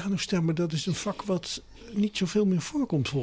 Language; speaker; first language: Dutch; native; Dutch